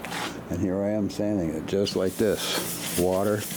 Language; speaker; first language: English; native; English